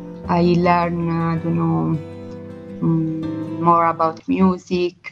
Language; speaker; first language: English; non-native, learner; Italian